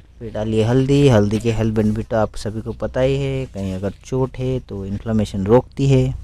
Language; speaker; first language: Hindi; non-native, local second language; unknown